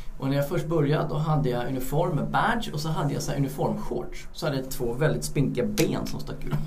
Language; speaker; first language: Swedish; early bilingual, other home language; Turkish